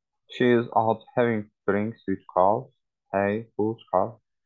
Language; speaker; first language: English; non-native, learner; Turkish